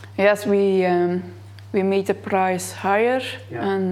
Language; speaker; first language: English; non-native, learner; Dutch